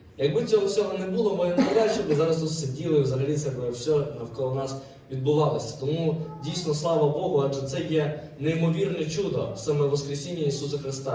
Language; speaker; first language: Ukrainian; native; Ukrainian